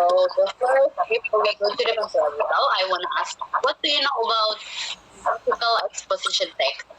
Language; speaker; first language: English; non-native, learner; Indonesian